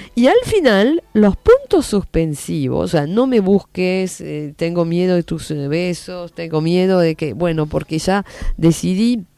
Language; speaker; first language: Spanish; non-native, fluent; French